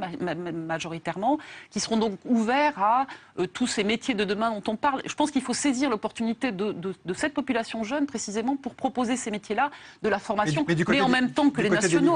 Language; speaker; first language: French; native; French